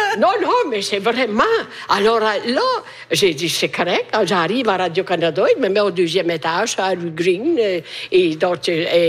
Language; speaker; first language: French; non-native, fluent; Italian